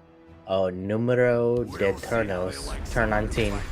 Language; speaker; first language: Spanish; non-native, learner; English